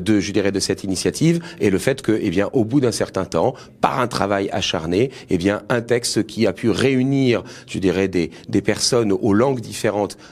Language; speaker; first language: French; native; French